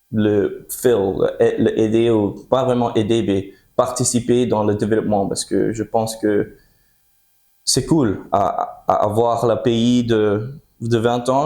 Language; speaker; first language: French; early bilingual, heritage; French